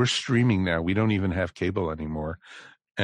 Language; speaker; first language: English; native; English